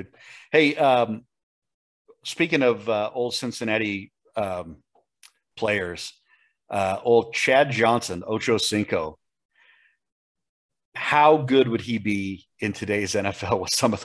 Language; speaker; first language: English; native; English